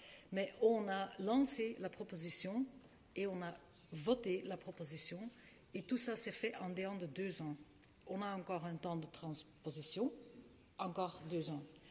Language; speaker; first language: French; non-native, fluent; Dutch